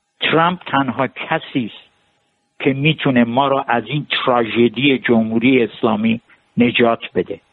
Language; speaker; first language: Persian; non-native, local second language; Armenian